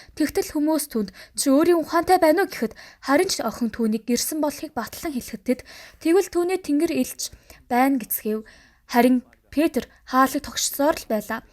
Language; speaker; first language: Mongolian; native; Mongolian